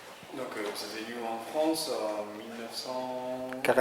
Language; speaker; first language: French; non-native, fluent; Spanish